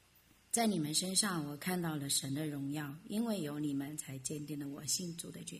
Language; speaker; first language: Chinese; native; Chinese